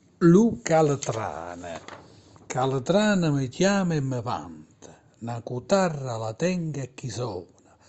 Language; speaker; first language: Italian; native; Italian